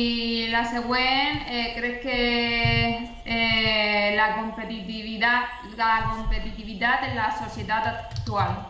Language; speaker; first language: Catalan; non-native, local second language; Spanish